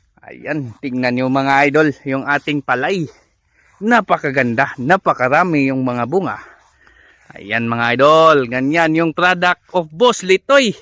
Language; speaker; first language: Filipino; non-native, local second language; Cebuano